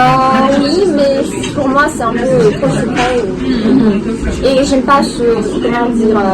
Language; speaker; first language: French; non-native, fluent; Russian